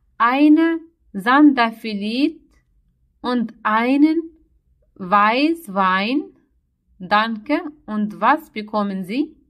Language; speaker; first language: German; non-native, learner; Arabic